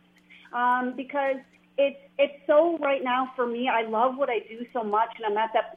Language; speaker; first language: English; native; English